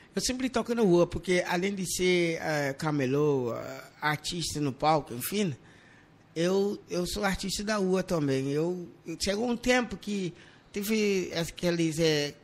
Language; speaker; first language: Portuguese; non-native, learner; English